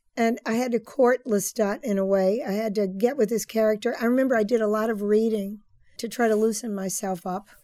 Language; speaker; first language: English; native; English